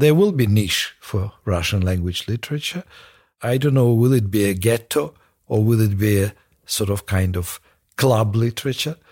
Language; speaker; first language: English; non-native, fluent; Russian